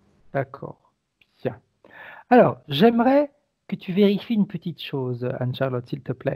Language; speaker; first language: French; native; French